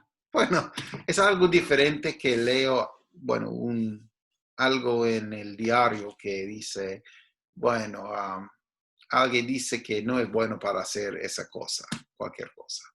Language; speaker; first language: Spanish; non-native, fluent; English